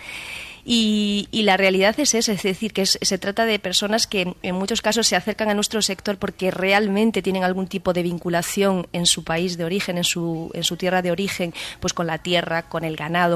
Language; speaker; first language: Spanish; native; Spanish